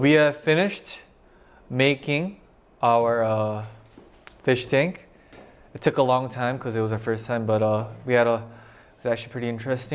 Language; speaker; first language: English; early bilingual, other home language; Korean